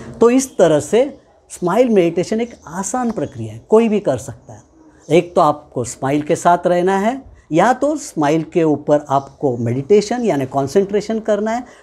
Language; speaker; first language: Hindi; non-native, local second language; Marathi